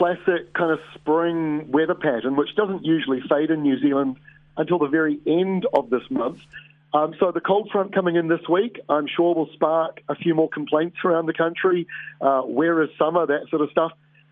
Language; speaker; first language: English; native; English